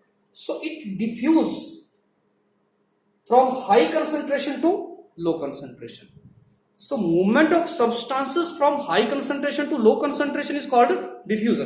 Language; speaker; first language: English; non-native, local second language; Hindi